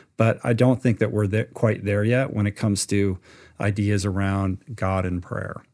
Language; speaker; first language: English; native; English